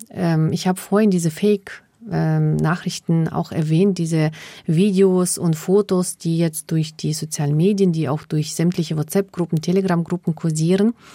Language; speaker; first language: German; early bilingual, other home language; Russian